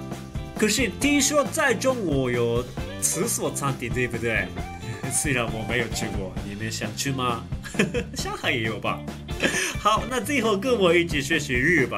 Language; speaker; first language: Chinese; non-native, fluent; Japanese